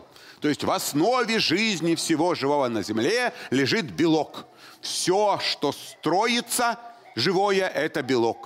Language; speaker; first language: Russian; native; Russian